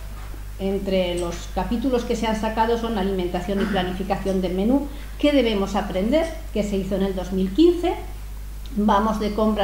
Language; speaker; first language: Spanish; native; Spanish